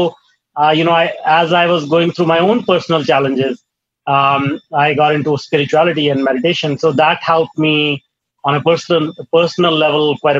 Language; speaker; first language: English; non-native, local second language; Hindi